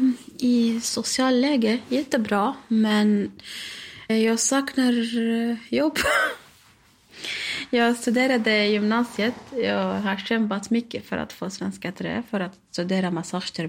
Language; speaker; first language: Swedish; non-native, learner; Arabic